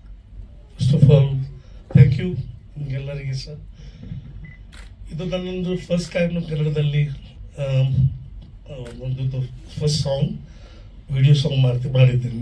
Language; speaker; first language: Kannada; non-native, local second language; Konkani